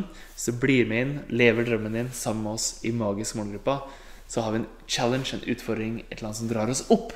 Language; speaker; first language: Norwegian; native; Norwegian